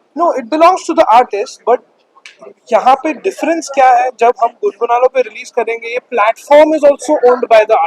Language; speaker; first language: Hindi; native; Hindi